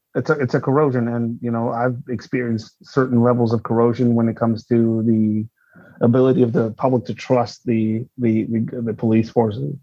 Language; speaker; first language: English; non-native, fluent; Spanish